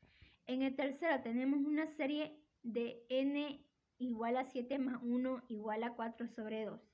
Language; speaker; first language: Spanish; native; Spanish